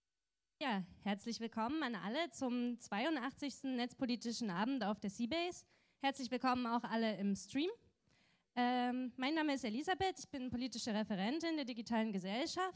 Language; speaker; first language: German; native; German